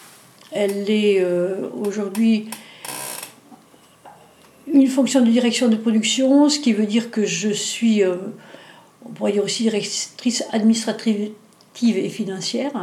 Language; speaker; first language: French; native; French